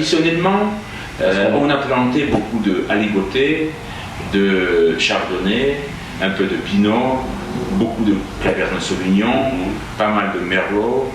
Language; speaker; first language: French; non-native, fluent; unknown